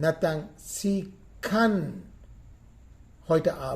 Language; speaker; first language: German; non-native, fluent; Sinhala